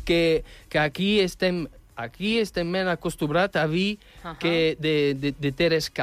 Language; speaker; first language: Catalan; non-native, fluent; French